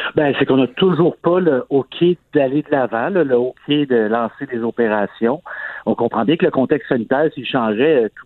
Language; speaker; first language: French; native; French